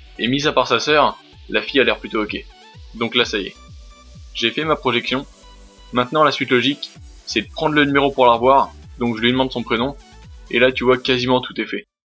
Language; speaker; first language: French; native; French